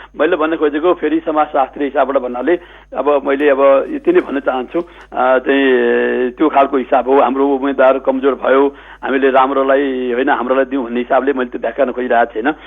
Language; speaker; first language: Nepali; native; Nepali